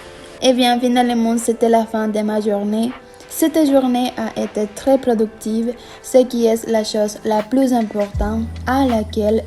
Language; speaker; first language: French; non-native, learner; Spanish